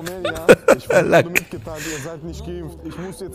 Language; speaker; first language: German; early bilingual, other home language; Russian